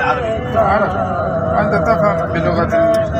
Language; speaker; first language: Arabic; non-native, learner; Urdu